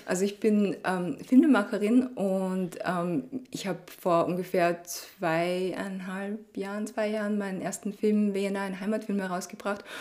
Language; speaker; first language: German; early bilingual, other home language; Chinese